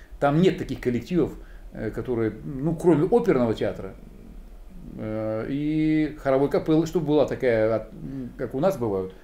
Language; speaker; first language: Russian; native; Russian